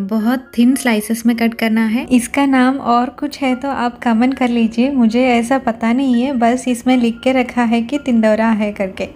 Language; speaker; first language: Hindi; non-native, local second language; Malayalam